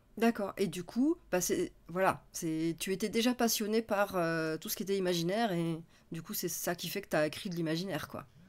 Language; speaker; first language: French; native; French